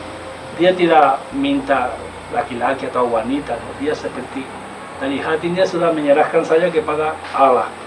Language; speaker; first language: Indonesian; non-native, fluent; Spanish